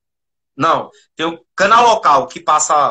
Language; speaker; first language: Portuguese; native; Portuguese